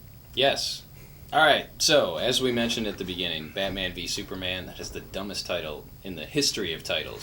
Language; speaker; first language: English; native; English